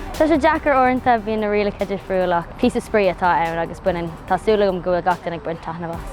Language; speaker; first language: Irish; non-native, local second language; English